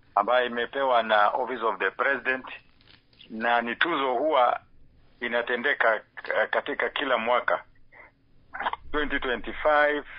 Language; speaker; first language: Swahili; non-native, local second language; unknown